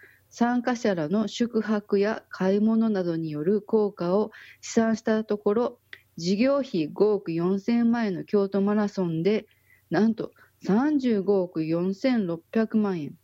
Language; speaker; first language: Japanese; native; Japanese